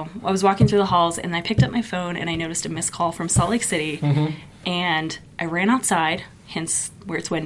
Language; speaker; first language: English; native; English